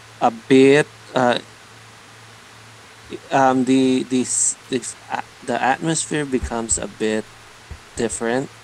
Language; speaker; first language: English; non-native, learner; Spanish